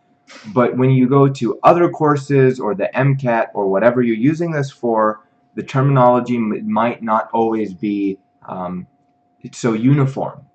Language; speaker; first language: English; native; English